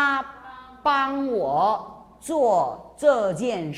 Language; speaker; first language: Chinese; non-native, fluent; Korean